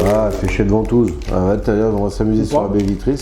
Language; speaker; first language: French; native; French